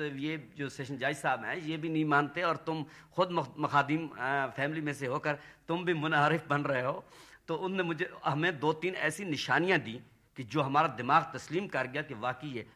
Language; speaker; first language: Urdu; non-native, local second language; Saraiki